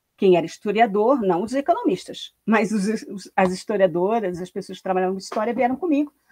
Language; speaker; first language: Portuguese; native; Portuguese